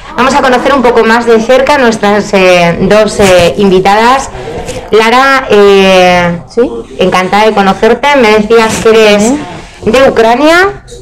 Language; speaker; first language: Spanish; native; Spanish